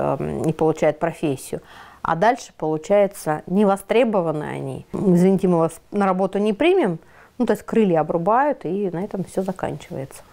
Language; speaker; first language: Russian; native; Russian